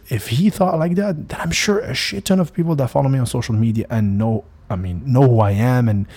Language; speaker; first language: English; non-native, fluent; Arabic